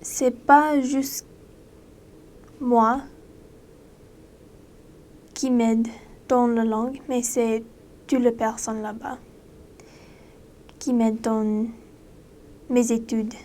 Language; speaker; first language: French; non-native, learner; English